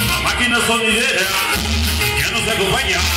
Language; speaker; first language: Spanish; native; Spanish